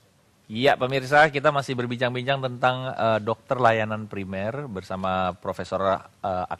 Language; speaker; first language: Indonesian; native; Indonesian